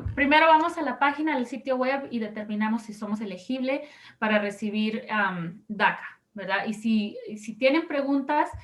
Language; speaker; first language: Spanish; early bilingual, other home language; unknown